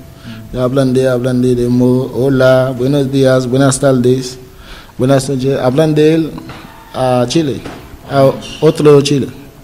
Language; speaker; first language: Spanish; non-native, learner; Haitian Creole